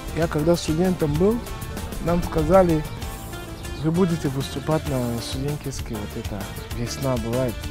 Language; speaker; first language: Russian; non-native, fluent; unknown